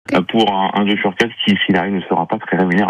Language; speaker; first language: French; native; French